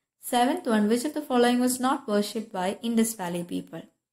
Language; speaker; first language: English; non-native, local second language; Malayalam